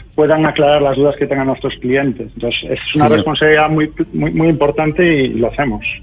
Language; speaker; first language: Spanish; native; Spanish